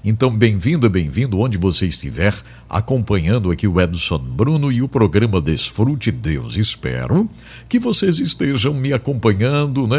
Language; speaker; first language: Portuguese; native; Portuguese